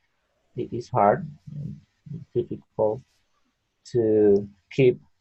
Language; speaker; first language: English; non-native, learner; Spanish